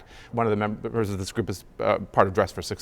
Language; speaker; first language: English; native; English